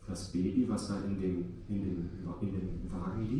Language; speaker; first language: German; native; German